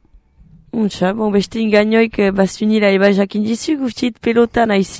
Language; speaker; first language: Basque; native; Basque